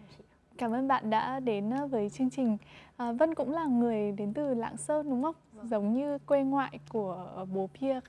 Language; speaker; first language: Vietnamese; native; Vietnamese